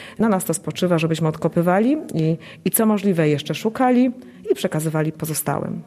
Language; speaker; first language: Polish; native; Polish